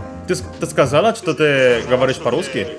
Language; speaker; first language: Russian; non-native, learner; Indonesian